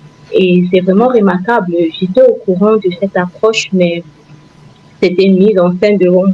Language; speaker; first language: French; non-native, fluent; Igbo